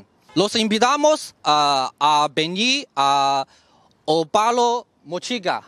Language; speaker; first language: Spanish; non-native, learner; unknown